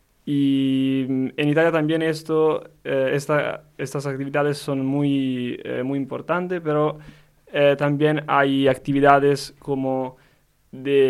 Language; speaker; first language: Spanish; non-native, learner; Italian